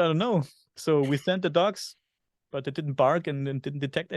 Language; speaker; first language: English; non-native, fluent; German